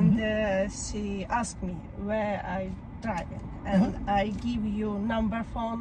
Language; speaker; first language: English; non-native, learner; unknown